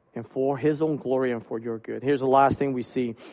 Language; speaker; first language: English; non-native, local second language; Cantonese